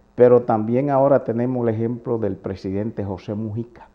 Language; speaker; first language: Spanish; native; Spanish